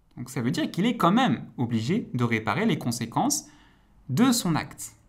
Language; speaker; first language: French; native; French